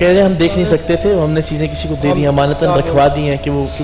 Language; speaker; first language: Urdu; native; Urdu